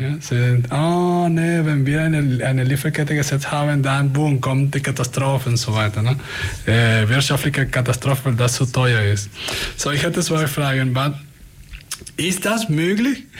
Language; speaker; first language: German; non-native, fluent; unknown